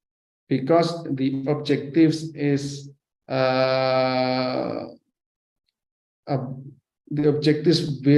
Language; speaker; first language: English; non-native, fluent; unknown